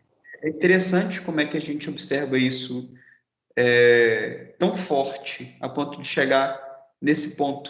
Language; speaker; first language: Portuguese; native; Portuguese